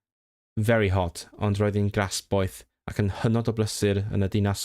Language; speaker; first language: Welsh; non-native, learner; Cantonese